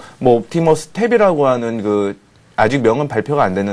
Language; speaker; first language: Korean; native; Korean